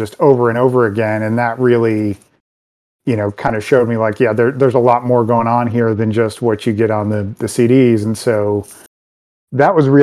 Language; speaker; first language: English; native; English